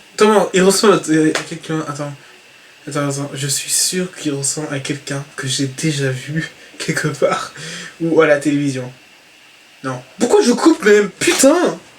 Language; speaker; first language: French; native; French